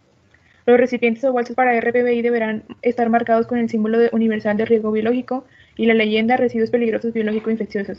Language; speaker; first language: Spanish; native; Spanish